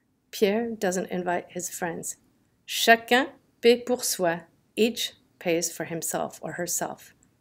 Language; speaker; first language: English; native; English